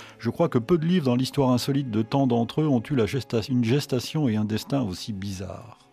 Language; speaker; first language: French; native; French